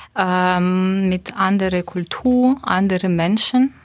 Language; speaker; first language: German; non-native, learner; Russian